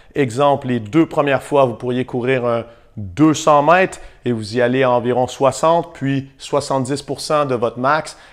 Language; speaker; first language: French; native; French